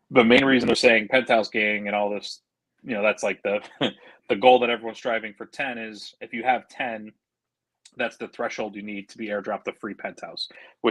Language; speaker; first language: English; native; English